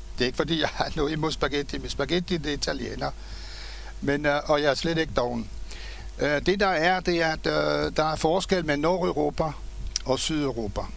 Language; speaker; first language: Danish; non-native, fluent; French